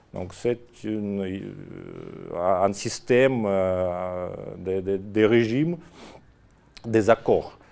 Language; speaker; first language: French; non-native, fluent; Russian